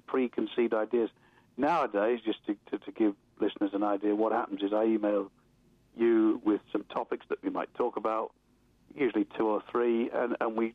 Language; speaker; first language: English; native; English